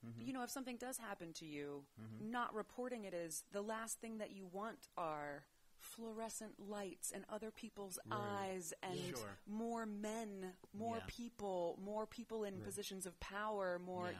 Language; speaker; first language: English; native; English